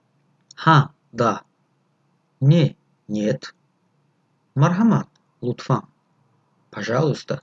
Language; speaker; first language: Russian; non-native, fluent; Tajik